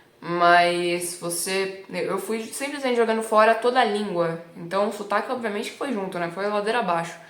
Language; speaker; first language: Portuguese; early bilingual, other home language; Italian